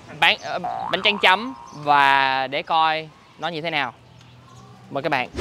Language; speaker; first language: Vietnamese; non-native, fluent; English